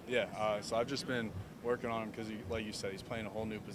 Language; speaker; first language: English; native; English